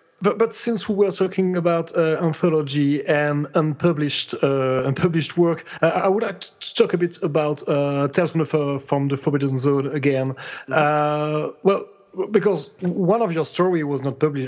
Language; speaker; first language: English; non-native, fluent; French